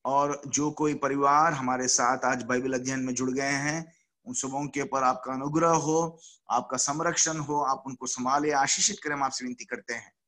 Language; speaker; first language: Hindi; non-native, local second language; Telugu